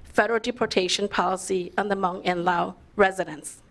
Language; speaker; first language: English; early bilingual, other home language; Lao